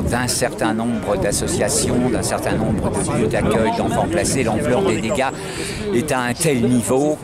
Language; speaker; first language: French; native; French